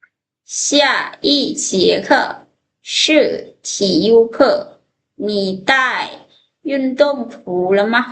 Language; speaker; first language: Chinese; non-native, fluent; Lao